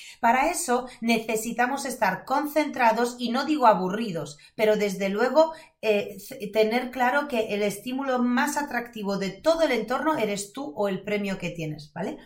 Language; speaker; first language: Spanish; non-native, fluent; Polish